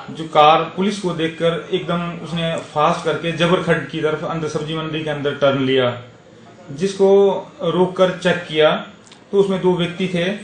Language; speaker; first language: Hindi; native; Hindi